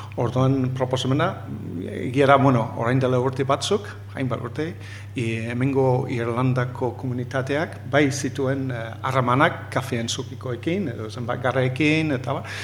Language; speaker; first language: Basque; non-native, fluent; English